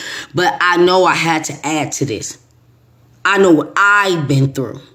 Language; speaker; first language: English; native; English